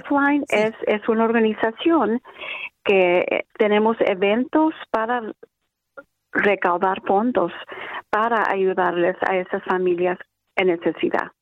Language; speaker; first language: Spanish; early bilingual, other home language; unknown